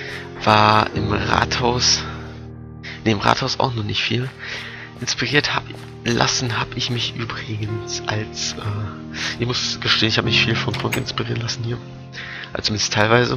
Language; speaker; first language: German; native; German